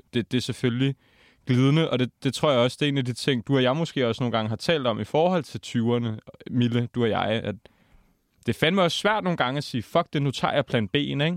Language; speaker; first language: Danish; native; Danish